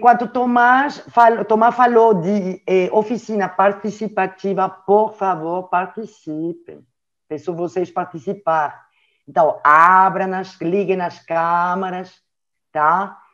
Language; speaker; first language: Portuguese; non-native, learner; French